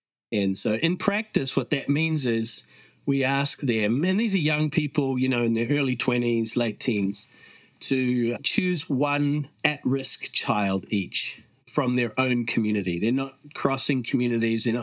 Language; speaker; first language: English; native; English